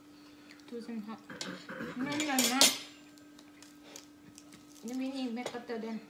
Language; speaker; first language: Norwegian; non-native, learner; Thai